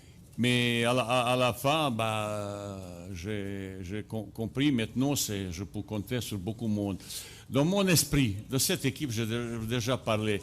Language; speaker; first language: French; non-native, fluent; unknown